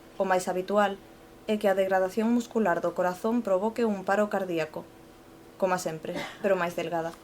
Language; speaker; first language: Galician; non-native, local second language; Spanish